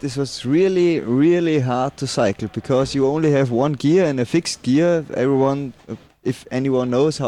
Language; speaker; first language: English; non-native, fluent; German